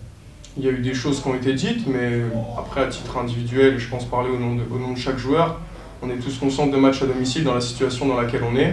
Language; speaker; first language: French; native; French